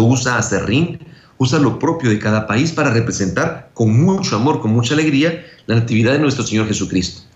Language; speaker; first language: Spanish; native; Spanish